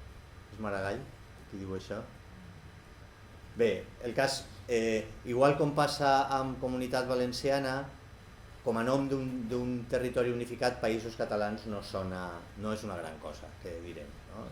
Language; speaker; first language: Catalan; native; Catalan